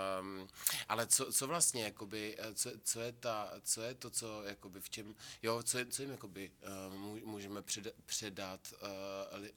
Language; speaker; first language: Czech; native; Czech